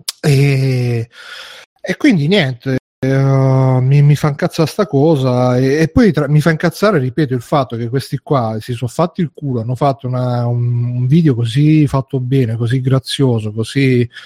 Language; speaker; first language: Italian; native; Italian